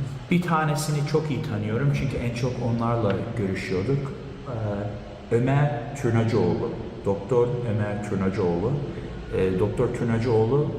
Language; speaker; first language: Turkish; early bilingual, heritage; Turkish